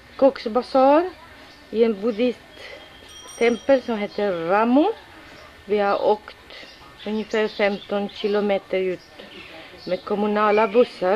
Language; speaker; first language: Swedish; non-native, fluent; Spanish